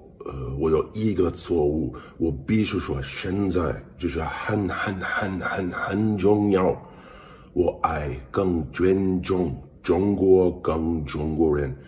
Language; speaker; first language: Chinese; non-native, learner; English